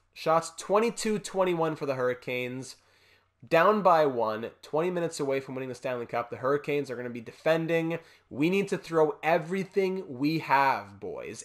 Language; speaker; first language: English; native; English